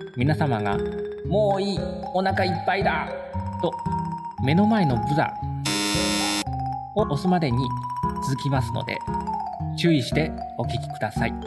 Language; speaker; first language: Japanese; non-native, fluent; Chinese